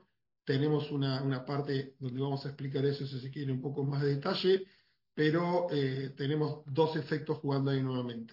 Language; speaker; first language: Spanish; native; Spanish